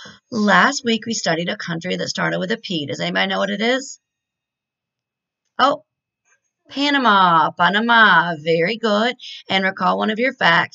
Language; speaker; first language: English; native; English